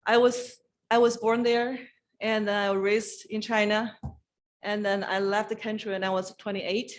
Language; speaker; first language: English; non-native, fluent; Chinese